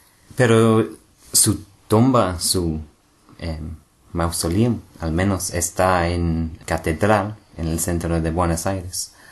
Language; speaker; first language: Spanish; non-native, fluent; English